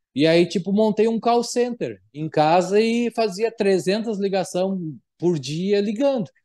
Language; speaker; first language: Portuguese; native; Portuguese